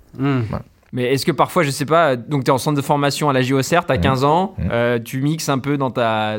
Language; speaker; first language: French; native; French